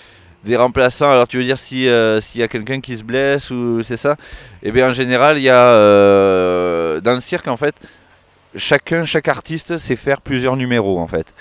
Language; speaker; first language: French; native; French